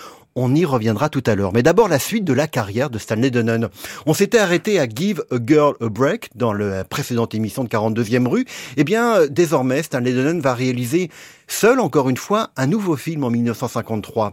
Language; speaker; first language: French; native; French